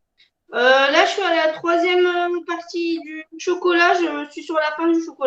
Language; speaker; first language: French; native; French